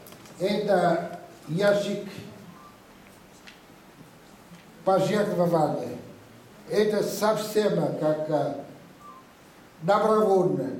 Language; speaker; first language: Russian; non-native, fluent; Vietnamese